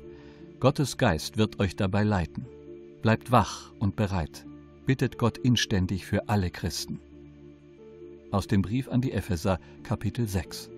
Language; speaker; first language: German; native; German